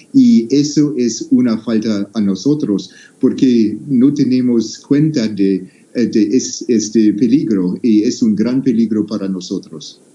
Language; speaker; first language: Spanish; non-native, fluent; English